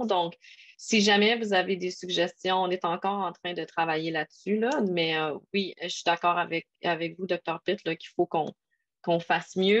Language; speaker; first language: French; native; French